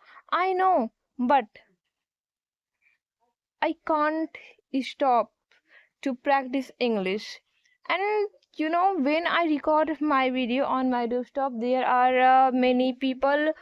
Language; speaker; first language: English; non-native, learner; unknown